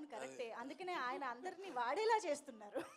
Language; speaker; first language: Telugu; native; Telugu